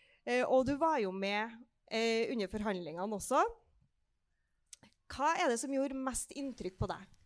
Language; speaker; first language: Norwegian; native; Norwegian